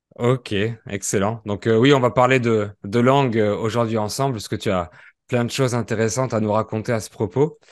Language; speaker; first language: French; native; French